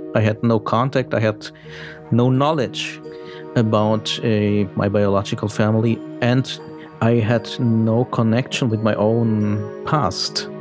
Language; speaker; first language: English; early bilingual, heritage; German